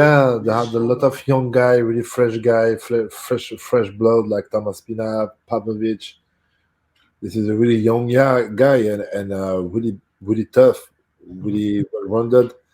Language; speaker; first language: English; non-native, fluent; French